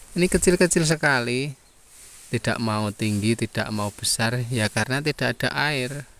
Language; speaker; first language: Indonesian; non-native, local second language; Javanese